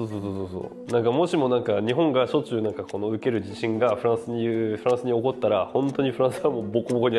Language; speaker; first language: Japanese; non-native, fluent; French